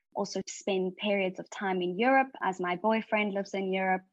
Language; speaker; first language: English; native; English